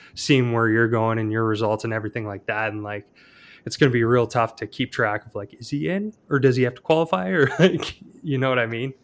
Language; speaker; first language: English; native; English